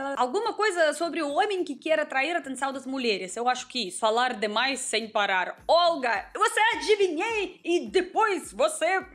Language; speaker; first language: Portuguese; non-native, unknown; Russian